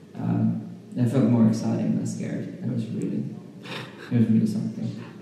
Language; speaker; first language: English; non-native, fluent; Finnish